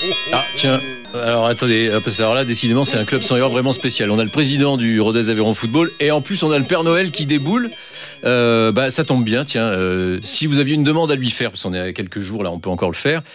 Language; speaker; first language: French; native; French